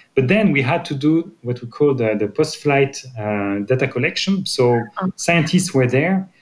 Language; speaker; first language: English; non-native, fluent; French